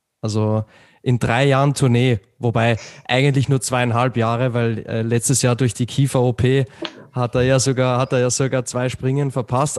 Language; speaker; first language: German; native; German